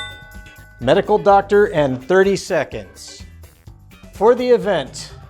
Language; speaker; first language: English; native; English